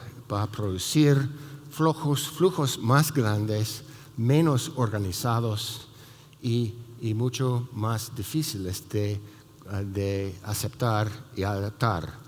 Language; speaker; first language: Spanish; non-native, fluent; English